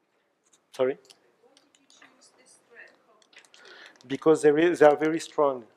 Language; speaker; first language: English; non-native, learner; French